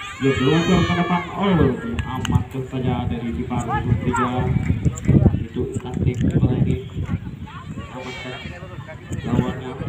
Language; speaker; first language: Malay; non-native, local second language; Javanese